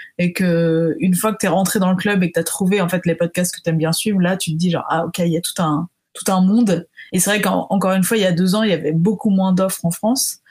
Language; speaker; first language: French; native; French